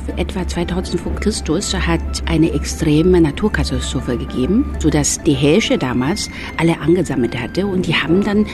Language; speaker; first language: German; non-native, fluent; Chinese